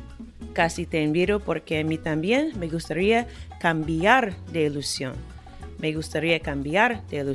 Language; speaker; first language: Spanish; non-native, fluent; English